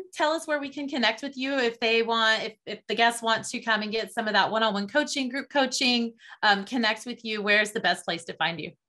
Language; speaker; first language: English; native; English